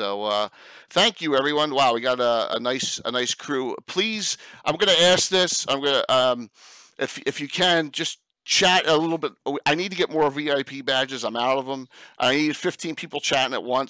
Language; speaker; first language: English; native; English